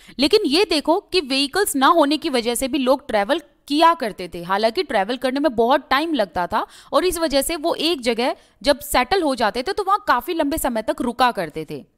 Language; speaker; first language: Hindi; native; Hindi